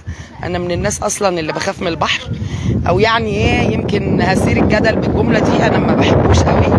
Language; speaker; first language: Arabic; native; Arabic